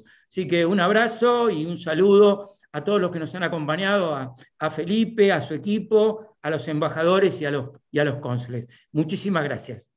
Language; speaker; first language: Spanish; native; Spanish